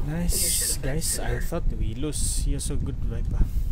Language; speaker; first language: English; non-native, local second language; Malay